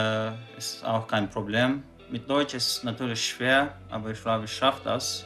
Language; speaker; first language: German; non-native, learner; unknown